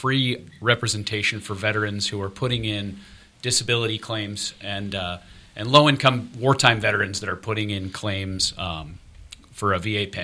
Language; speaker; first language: English; native; English